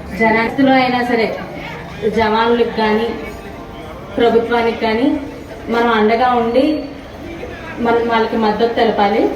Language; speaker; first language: Telugu; native; Telugu